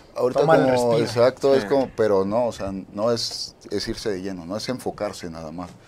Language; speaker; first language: Spanish; native; Spanish